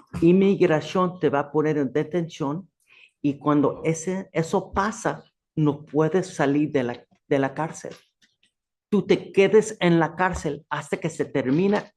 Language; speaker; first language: Spanish; non-native, learner; English